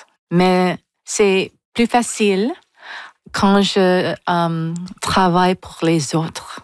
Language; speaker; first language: French; non-native, local second language; English